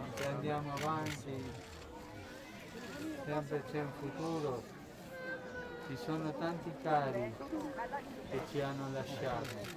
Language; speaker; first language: Italian; non-native, fluent; Spanish